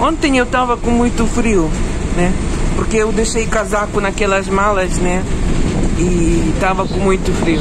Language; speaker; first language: Portuguese; non-native, fluent; Ukrainian